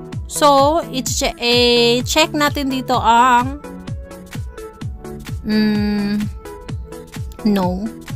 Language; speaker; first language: Filipino; native; Filipino